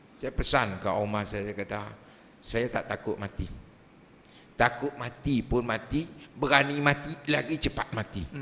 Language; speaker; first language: Malay; native; Malay